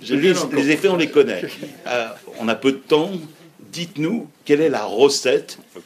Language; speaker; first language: French; native; French